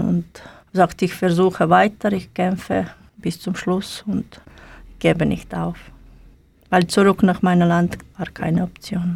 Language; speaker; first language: German; non-native, learner; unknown